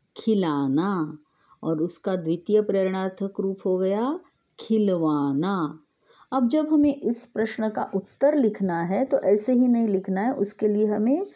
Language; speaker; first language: Hindi; non-native, local second language; Marathi